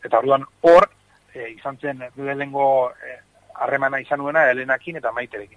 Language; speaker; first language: Basque; native; Basque